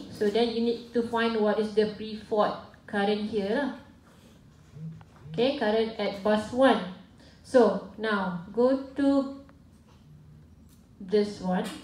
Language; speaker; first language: English; non-native, local second language; Malay